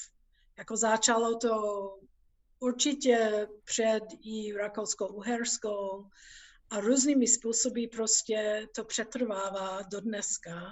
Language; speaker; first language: Czech; non-native, fluent; English